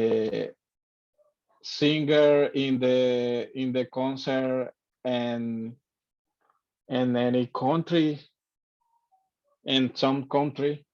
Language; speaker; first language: English; non-native, learner; Spanish